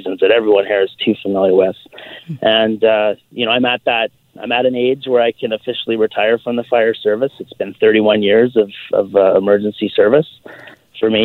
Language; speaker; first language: English; native; English